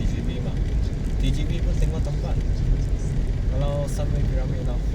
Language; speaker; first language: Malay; non-native, local second language; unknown